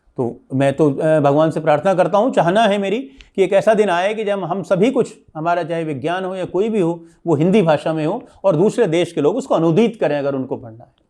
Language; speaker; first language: Hindi; native; Hindi